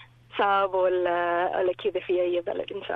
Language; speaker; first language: Arabic; non-native, learner; English